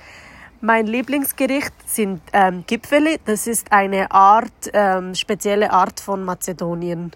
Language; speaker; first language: German; non-native, fluent; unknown